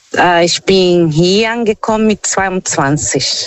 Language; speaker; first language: German; non-native, fluent; Portuguese